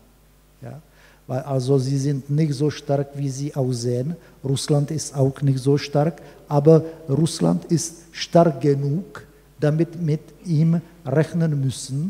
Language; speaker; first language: German; non-native, fluent; Czech